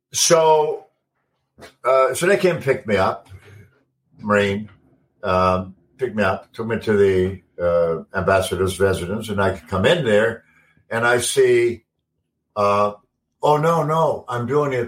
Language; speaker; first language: English; non-native, fluent; Swedish